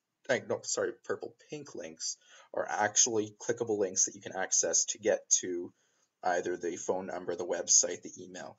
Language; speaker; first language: English; native; English